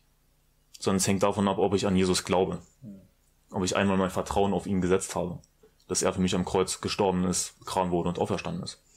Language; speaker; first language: German; native; German